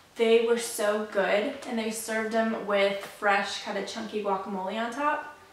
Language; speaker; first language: English; native; English